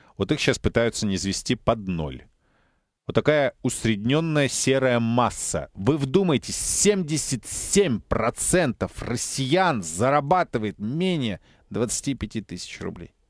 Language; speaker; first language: Russian; native; Russian